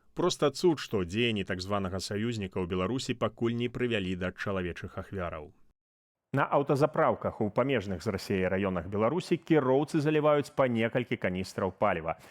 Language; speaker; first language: Belarusian; native; Belarusian